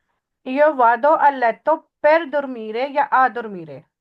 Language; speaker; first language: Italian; non-native, fluent; Punjabi